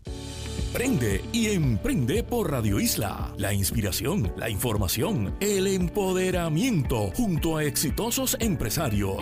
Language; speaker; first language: Spanish; native; Spanish